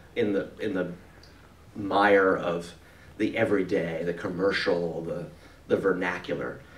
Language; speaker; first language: English; native; English